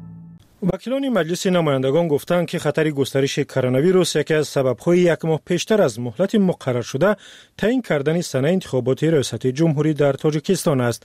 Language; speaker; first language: Persian; native; Persian